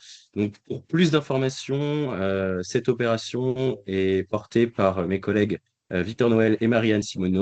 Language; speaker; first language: French; native; French